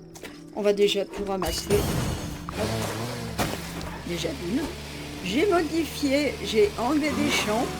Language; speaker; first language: French; native; French